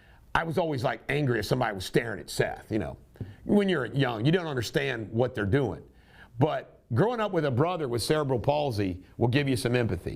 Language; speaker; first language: English; native; English